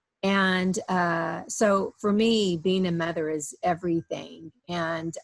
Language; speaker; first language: English; native; English